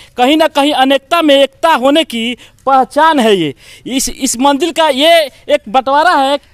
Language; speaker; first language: Hindi; native; Hindi